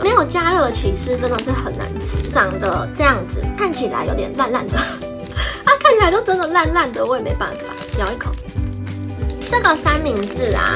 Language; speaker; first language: Chinese; native; Chinese